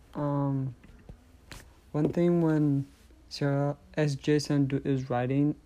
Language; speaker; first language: English; non-native, fluent; Tigrinya